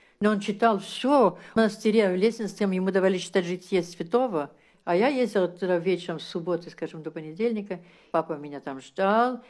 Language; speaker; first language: Russian; early bilingual, heritage; Russian